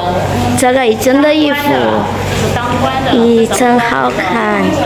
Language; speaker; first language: Chinese; non-native, learner; Indonesian